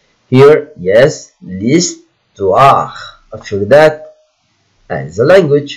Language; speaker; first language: English; non-native, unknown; Arabic